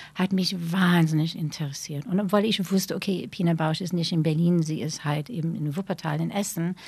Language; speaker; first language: German; non-native, fluent; English